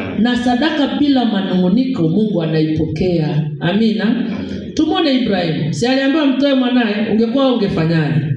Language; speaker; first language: Swahili; native; Swahili